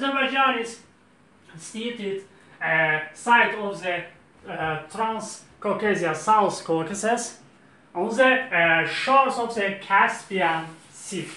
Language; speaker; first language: English; non-native, learner; Azerbaijani